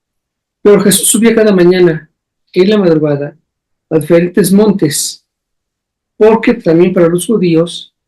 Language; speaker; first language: Spanish; native; Spanish